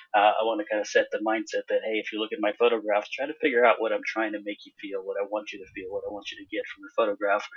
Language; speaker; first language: English; non-native, fluent; Hebrew